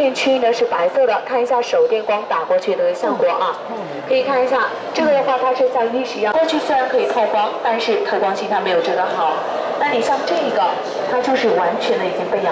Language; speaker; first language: Chinese; native; Chinese